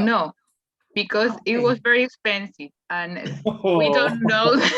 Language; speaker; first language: English; non-native, learner; Spanish